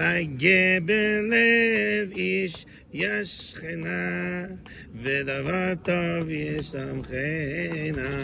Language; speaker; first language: Hebrew; non-native, learner; English